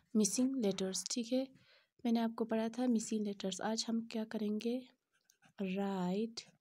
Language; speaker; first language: Hindi; non-native, local second language; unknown